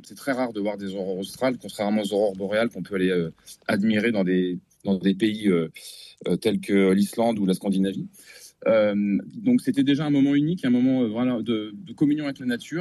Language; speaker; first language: French; native; French